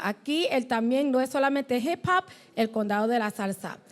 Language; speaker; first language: Spanish; early bilingual, heritage; Spanish